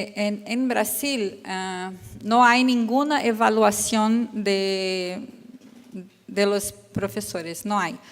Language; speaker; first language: Spanish; non-native, learner; Portuguese